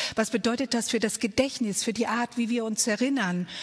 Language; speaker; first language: German; early bilingual, other home language; Croatian